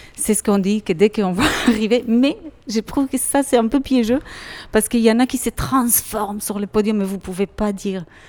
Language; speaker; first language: French; non-native, fluent; Hebrew